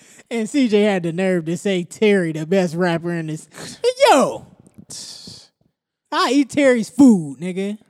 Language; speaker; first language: English; native; English